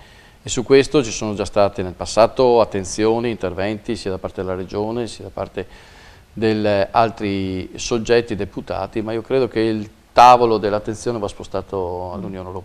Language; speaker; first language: Italian; native; Italian